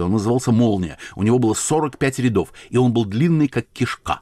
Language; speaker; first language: Russian; native; Russian